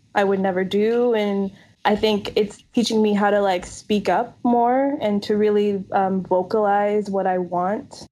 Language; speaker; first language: English; native; English